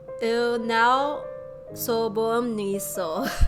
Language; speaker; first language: Portuguese; non-native, learner; English